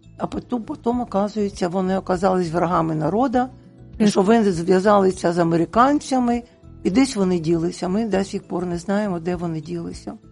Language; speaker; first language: Ukrainian; non-native, local second language; Russian